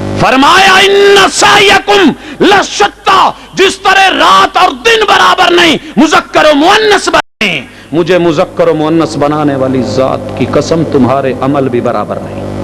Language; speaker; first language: Urdu; non-native, local second language; Punjabi